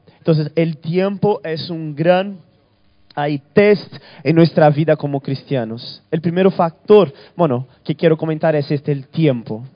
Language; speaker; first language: Spanish; early bilingual, other home language; Portuguese